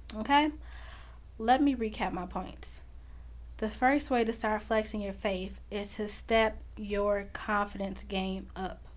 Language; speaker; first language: English; native; English